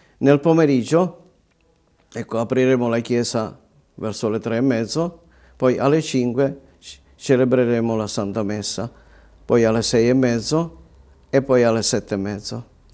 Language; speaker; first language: Italian; native; Italian